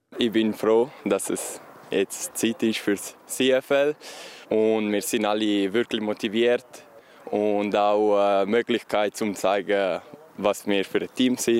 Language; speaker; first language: German; non-native, learner; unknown